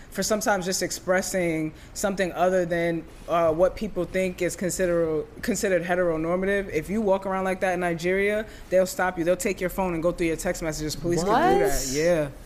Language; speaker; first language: English; early bilingual, other home language; Yoruba